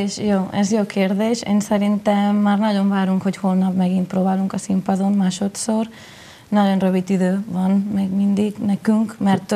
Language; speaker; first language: Hungarian; non-native, learner; Spanish